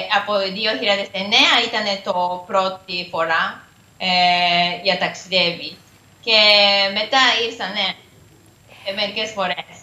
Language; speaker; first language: Greek; non-native, learner; Japanese